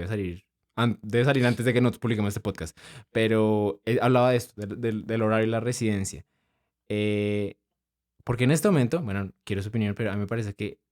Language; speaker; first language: Spanish; native; Spanish